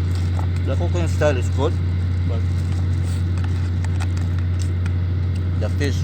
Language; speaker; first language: English; non-native, learner; Filipino